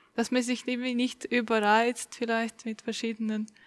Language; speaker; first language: German; non-native, fluent; Estonian